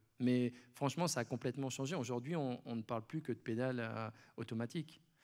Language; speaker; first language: French; native; French